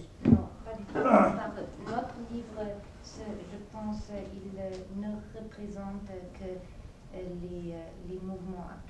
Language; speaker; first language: French; non-native, fluent; German